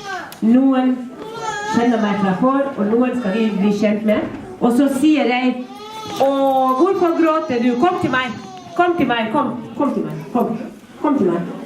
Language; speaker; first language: Swedish; non-native, fluent; Somali